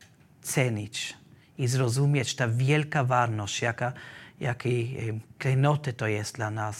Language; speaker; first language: Polish; non-native, learner; German